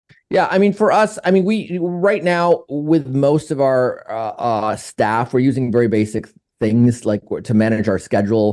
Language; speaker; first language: English; native; English